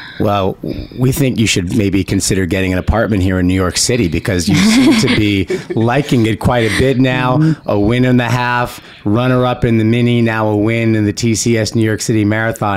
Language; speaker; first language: English; native; English